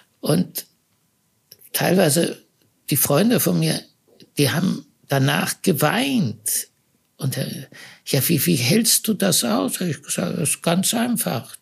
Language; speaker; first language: German; native; German